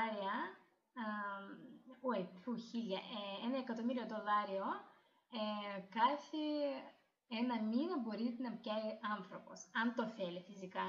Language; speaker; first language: Greek; non-native, learner; Russian